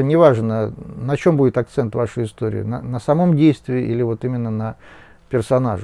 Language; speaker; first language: Russian; native; Russian